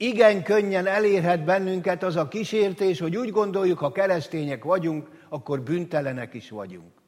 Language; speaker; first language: Hungarian; native; Hungarian